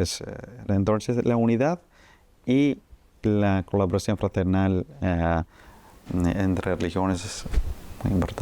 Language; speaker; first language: Spanish; non-native, fluent; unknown